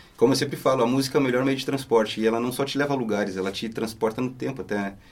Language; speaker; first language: Portuguese; native; Portuguese